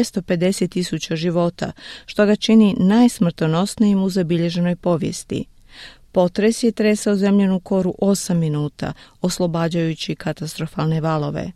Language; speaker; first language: Croatian; native; Croatian